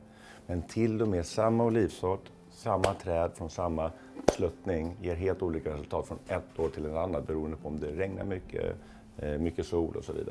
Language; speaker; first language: Swedish; native; Swedish